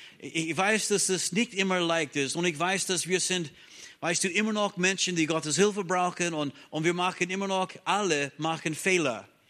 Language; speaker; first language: German; non-native, fluent; English